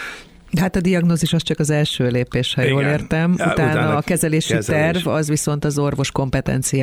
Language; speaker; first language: Hungarian; native; Hungarian